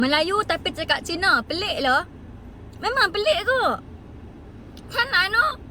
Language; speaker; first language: Malay; native; Malay